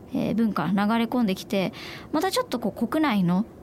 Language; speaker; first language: Japanese; native; Japanese